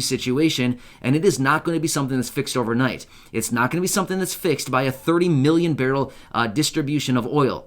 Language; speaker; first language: English; native; English